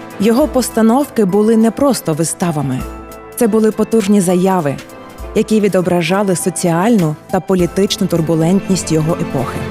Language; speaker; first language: Ukrainian; native; Ukrainian